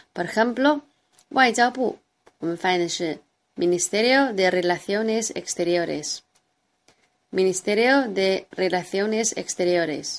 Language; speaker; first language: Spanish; non-native, fluent; Chinese